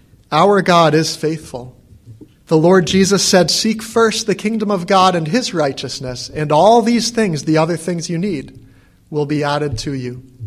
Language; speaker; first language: English; native; English